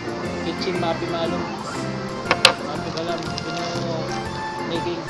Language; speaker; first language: English; non-native, local second language; Filipino